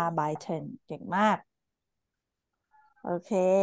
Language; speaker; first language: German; non-native, fluent; Thai